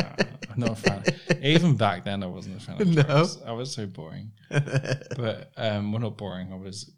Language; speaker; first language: English; native; English